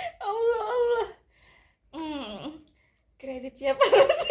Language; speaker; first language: Turkish; non-native, learner; Indonesian